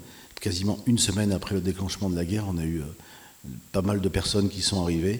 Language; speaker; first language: French; native; French